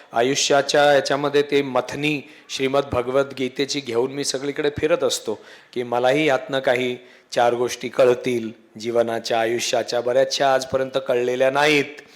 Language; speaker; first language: Marathi; native; Marathi